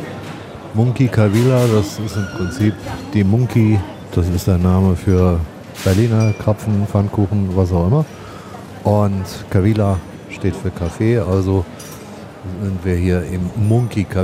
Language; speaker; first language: German; native; German